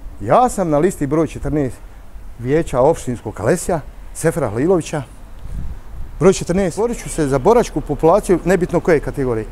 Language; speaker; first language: Serbian; native; Serbian